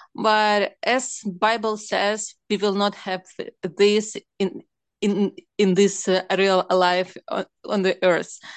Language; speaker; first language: English; non-native, fluent; Ukrainian